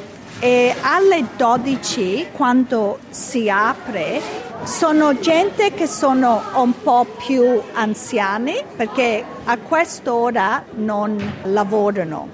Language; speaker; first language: Italian; early bilingual, heritage; Italian